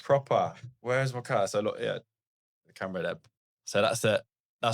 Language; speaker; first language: English; native; English